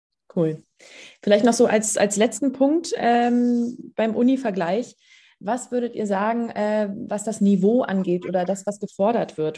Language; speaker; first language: German; native; German